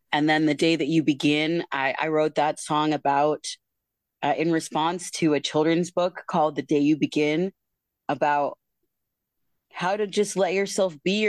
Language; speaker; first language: English; native; English